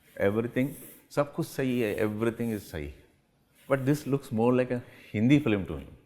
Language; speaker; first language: Hindi; non-native, local second language; Tamil